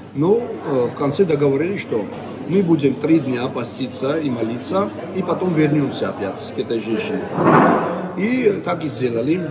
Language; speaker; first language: Russian; non-native, local second language; Georgian